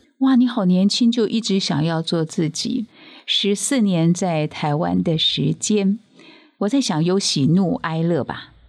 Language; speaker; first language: Chinese; native; Chinese